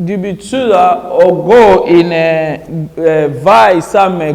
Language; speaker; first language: Danish; non-native, learner; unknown